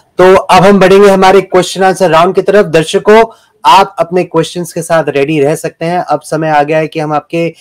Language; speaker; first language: Hindi; native; Hindi